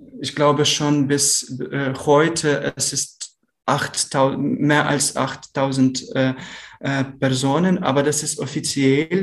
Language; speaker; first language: German; non-native, learner; Ukrainian